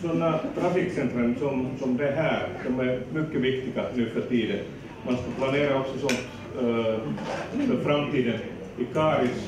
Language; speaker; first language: Swedish; non-native, local second language; Finnish